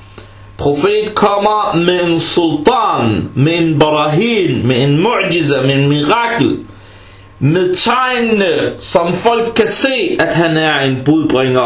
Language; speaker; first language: Danish; early bilingual, other home language; Arabic